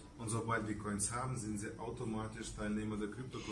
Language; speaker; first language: German; non-native, fluent; Russian